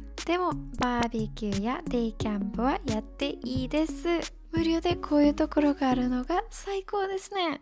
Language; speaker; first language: Japanese; non-native, fluent; English